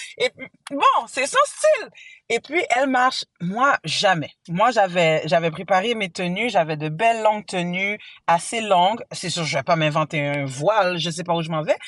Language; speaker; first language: French; early bilingual, other home language; Haitian Creole